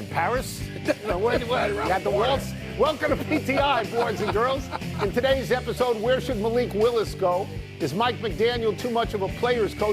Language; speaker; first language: English; native; English